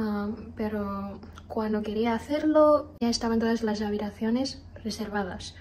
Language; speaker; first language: Spanish; non-native, fluent; Chinese